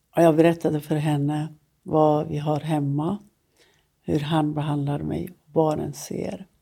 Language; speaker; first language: Swedish; non-native, fluent; Persian